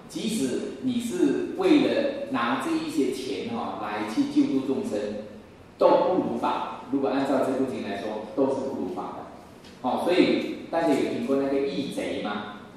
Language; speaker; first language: Chinese; native; Chinese